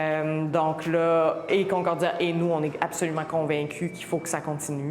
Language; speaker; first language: French; native; French